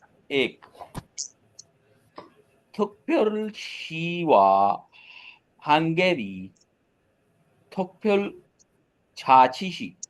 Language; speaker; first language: Korean; non-native, learner; Urdu